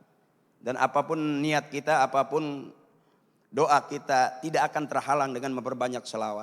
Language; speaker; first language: Malay; native; Malay